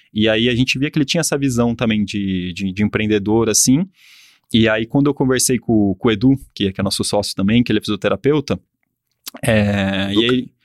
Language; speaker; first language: Portuguese; native; Portuguese